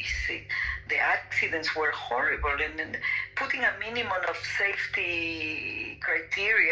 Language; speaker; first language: English; non-native, fluent; Spanish